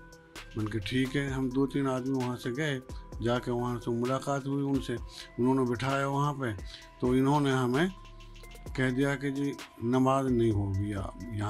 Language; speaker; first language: Hindi; native; Hindi